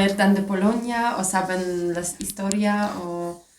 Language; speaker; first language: Spanish; non-native, fluent; Polish